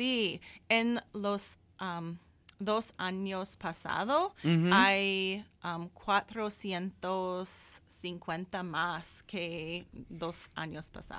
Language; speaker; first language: Spanish; non-native, fluent; English